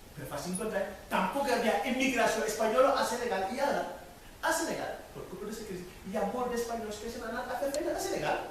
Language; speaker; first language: Catalan; non-native, fluent; Wolof